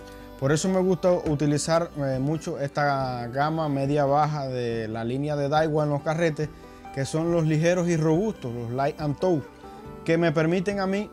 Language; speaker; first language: Spanish; native; Spanish